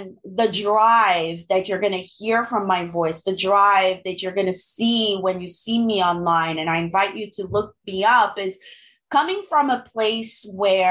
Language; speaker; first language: English; non-native, fluent; French